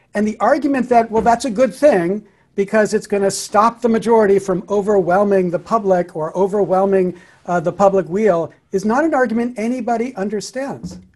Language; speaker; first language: English; native; English